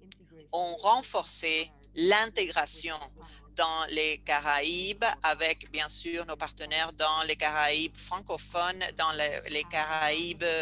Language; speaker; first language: French; non-native, fluent; Spanish